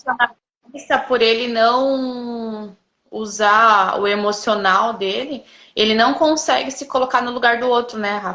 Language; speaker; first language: Portuguese; native; Portuguese